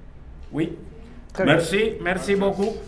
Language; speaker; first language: French; non-native, learner; Spanish